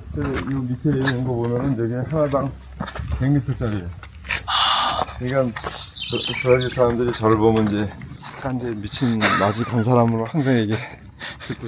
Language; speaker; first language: Korean; early bilingual, heritage; Korean